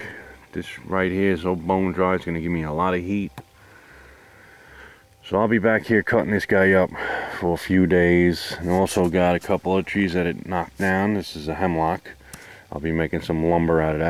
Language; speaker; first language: English; native; English